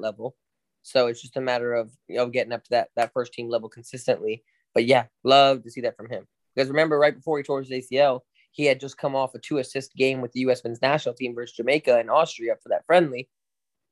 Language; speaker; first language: English; native; English